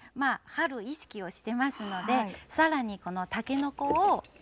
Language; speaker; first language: Japanese; non-native, fluent; Chinese